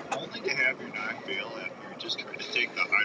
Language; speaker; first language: English; native; English